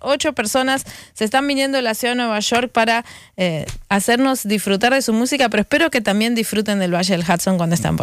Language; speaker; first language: Spanish; native; Spanish